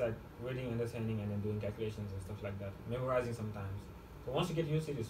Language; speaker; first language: English; non-native, fluent; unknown